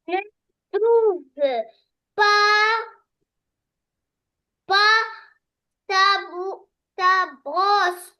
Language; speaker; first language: French; non-native, learner; Arabic